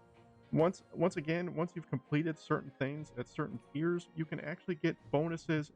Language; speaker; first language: English; native; English